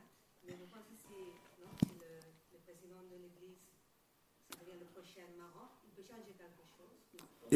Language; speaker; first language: French; non-native, learner; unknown